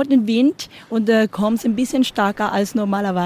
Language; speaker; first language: German; non-native, learner; Spanish